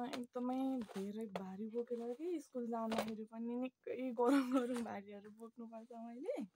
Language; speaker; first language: Nepali; non-native, local second language; Limbu